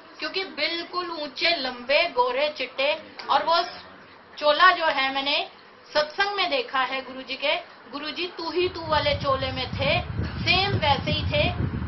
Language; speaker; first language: Hindi; native; Hindi